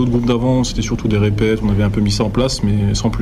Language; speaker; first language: French; native; French